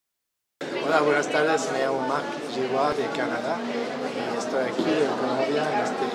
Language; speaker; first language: Spanish; non-native, fluent; French